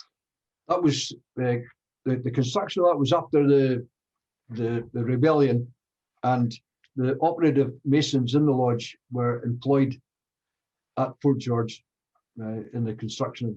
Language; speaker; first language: English; native; English